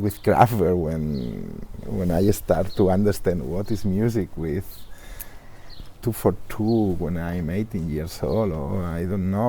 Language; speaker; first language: English; non-native, learner; Spanish